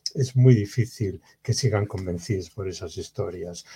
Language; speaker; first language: Spanish; native; Spanish